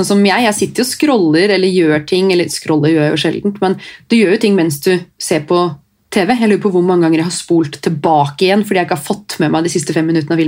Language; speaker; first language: Norwegian; native; Norwegian